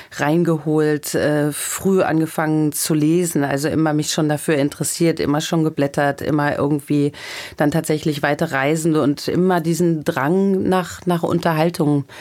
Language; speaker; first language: German; native; German